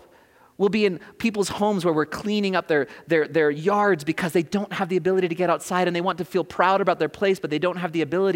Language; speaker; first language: English; native; English